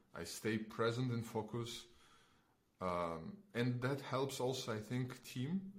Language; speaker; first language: English; non-native, fluent; Belarusian